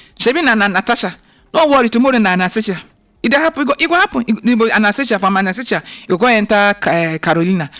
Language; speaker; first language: Nigerian Pidgin; non-native, local second language; Yoruba